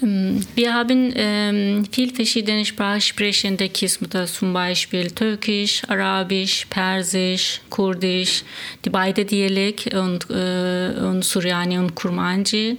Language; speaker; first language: German; non-native, learner; Turkish